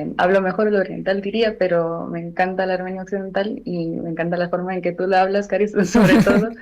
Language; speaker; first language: Spanish; non-native, fluent; Armenian